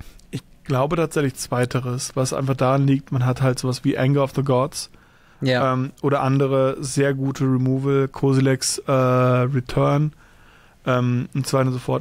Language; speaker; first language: German; native; German